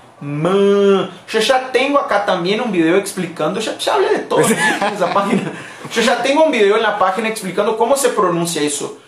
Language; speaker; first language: Spanish; non-native, fluent; Portuguese